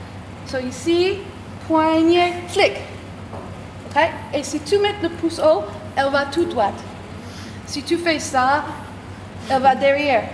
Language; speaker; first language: French; non-native, learner; English